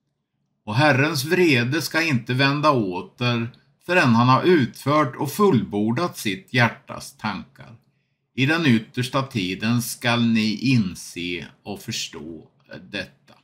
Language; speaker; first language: Swedish; native; Swedish